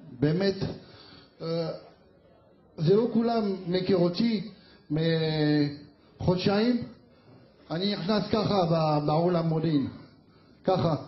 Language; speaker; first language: Hebrew; non-native, learner; French